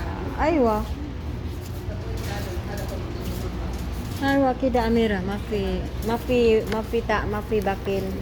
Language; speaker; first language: Arabic; non-native, learner; Filipino